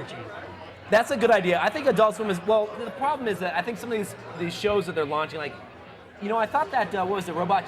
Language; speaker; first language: English; native; English